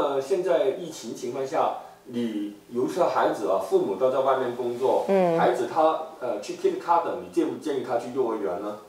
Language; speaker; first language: Chinese; native; Chinese